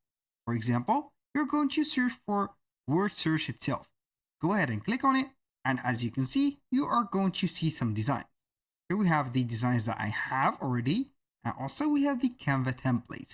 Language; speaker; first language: English; non-native, fluent; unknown